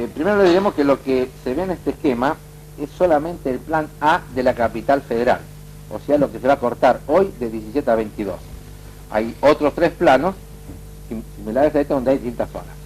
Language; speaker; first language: Spanish; native; Spanish